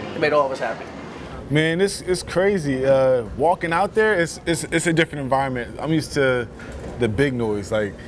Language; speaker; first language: English; native; English